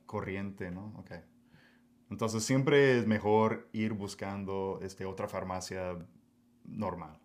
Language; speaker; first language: Spanish; non-native, fluent; English